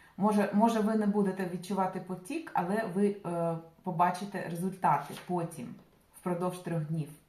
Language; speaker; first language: Ukrainian; non-native, local second language; Russian